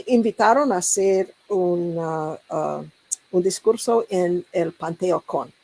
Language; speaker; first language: Spanish; non-native, learner; English